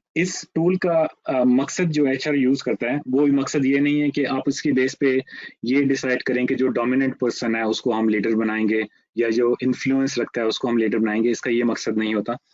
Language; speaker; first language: Urdu; native; Urdu